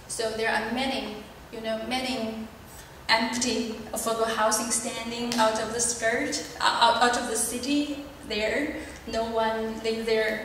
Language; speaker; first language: English; non-native, learner; Chinese